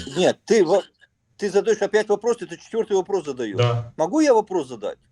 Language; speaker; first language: Russian; native; Russian